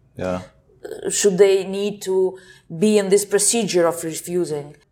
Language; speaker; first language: English; non-native, fluent; Ukrainian